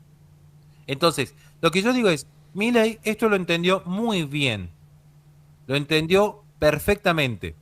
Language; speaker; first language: Spanish; native; Spanish